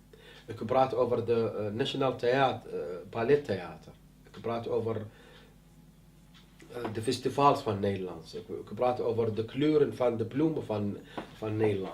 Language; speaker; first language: Dutch; non-native, learner; Arabic